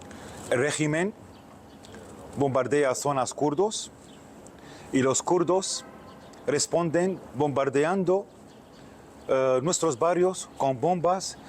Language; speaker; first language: Spanish; non-native, fluent; Arabic